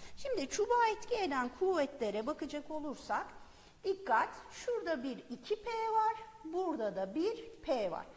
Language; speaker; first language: Turkish; native; Turkish